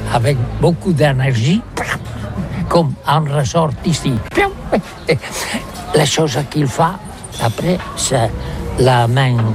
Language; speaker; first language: French; non-native, learner; Catalan